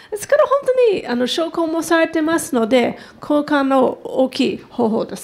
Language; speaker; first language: Japanese; non-native, fluent; English